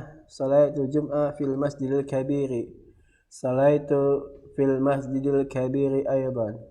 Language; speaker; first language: Arabic; non-native, fluent; Indonesian